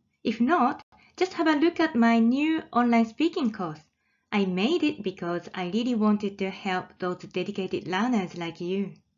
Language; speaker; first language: English; non-native, fluent; Japanese